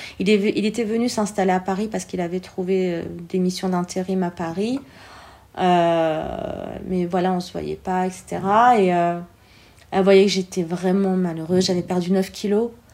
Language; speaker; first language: French; early bilingual, other home language; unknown